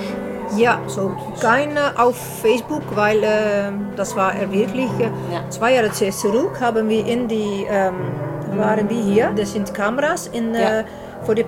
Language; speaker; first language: German; non-native, learner; Dutch